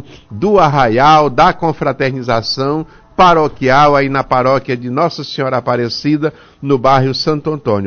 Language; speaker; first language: Portuguese; native; Portuguese